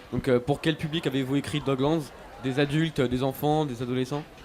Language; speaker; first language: French; native; French